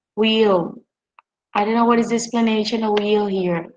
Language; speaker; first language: English; non-native, fluent; Spanish